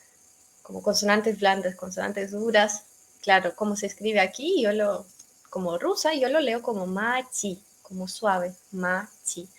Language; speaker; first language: Spanish; non-native, fluent; Russian